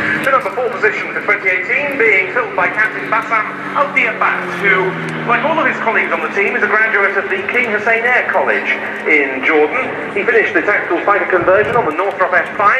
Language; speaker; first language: English; native; English